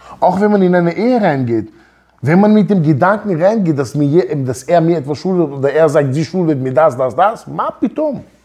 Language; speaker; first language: German; early bilingual, other home language; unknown